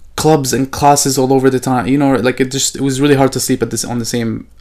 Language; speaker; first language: English; non-native, fluent; Arabic